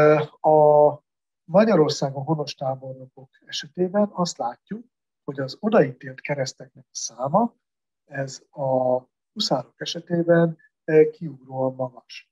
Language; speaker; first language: Hungarian; native; Hungarian